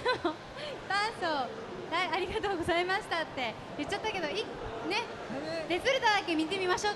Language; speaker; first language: Japanese; native; Japanese